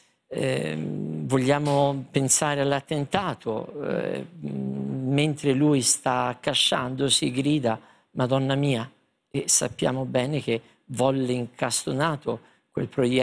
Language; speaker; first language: Italian; native; Italian